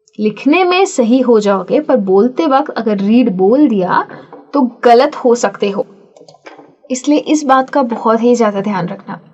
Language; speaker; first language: Hindi; native; Hindi